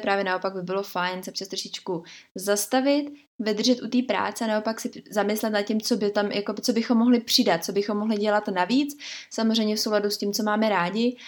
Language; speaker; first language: Czech; native; Czech